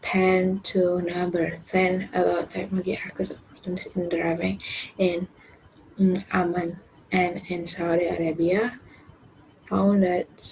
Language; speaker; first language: English; non-native, learner; Indonesian